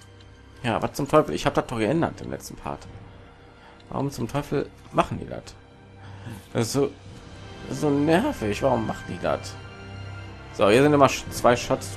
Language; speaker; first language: German; native; German